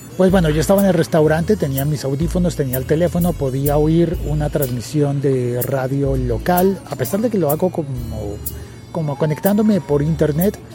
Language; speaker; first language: Spanish; native; Spanish